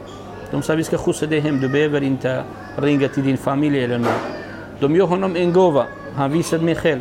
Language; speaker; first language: Swedish; non-native, learner; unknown